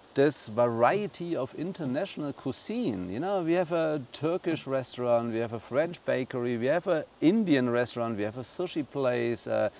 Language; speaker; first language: English; non-native, fluent; German